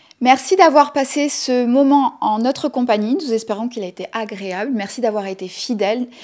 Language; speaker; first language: French; native; French